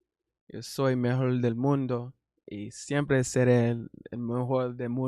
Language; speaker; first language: Spanish; non-native, learner; English